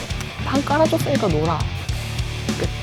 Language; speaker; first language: Korean; native; Korean